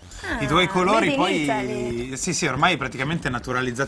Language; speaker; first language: Italian; native; Italian